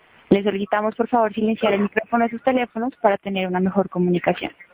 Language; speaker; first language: Spanish; native; Spanish